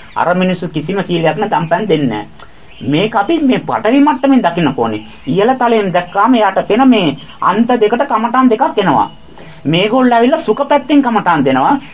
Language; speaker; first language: Sinhala; non-native, fluent; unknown